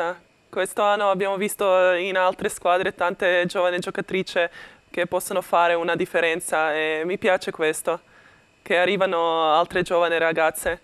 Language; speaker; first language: Italian; non-native, learner; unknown